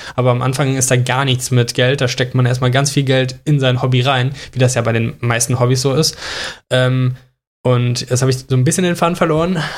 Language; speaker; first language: German; native; German